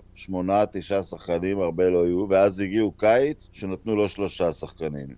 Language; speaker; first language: Hebrew; native; Hebrew